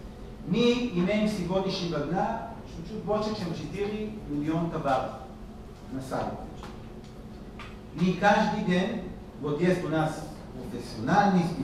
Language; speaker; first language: Russian; non-native, learner; Hebrew